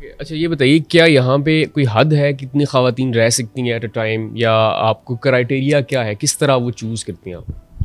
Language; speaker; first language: Urdu; native; Urdu